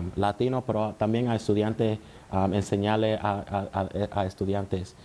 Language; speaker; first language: Spanish; early bilingual, heritage; Spanish